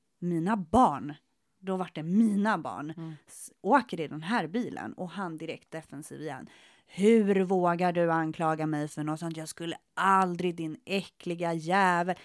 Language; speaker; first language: Swedish; early bilingual, other home language; Spanish